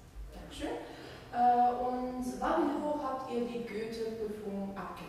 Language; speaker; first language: German; non-native, fluent; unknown